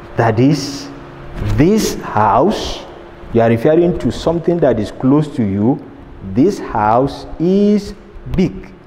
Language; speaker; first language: English; non-native, local second language; Hausa